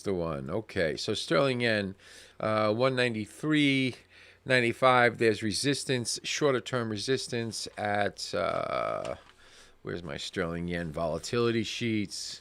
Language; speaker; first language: English; native; English